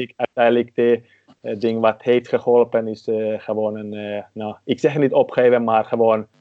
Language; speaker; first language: Dutch; non-native, fluent; Finnish